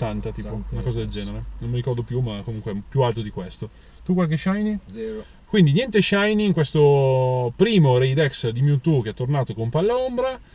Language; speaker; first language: Italian; native; Italian